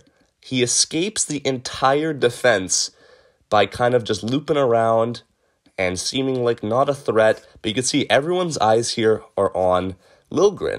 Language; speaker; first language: English; native; English